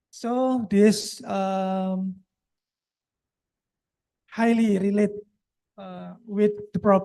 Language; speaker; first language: English; non-native, local second language; Indonesian